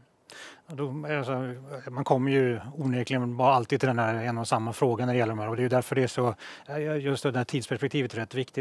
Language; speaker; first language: Swedish; native; Swedish